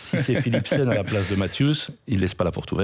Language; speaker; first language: French; native; French